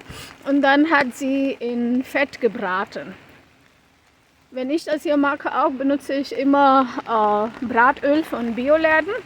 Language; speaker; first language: German; non-native, fluent; Konkani